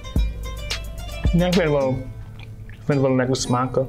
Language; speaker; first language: Dutch; early bilingual, other home language; Turkish